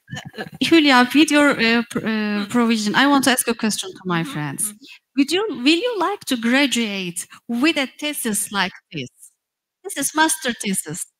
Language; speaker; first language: English; non-native, fluent; Turkish